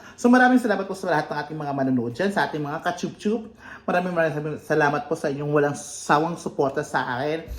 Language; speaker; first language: Filipino; non-native, local second language; Cebuano